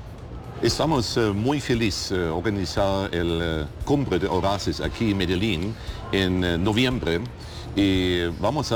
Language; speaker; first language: Spanish; non-native, learner; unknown